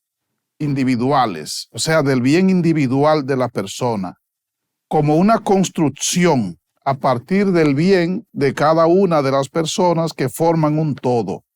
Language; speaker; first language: Spanish; native; Spanish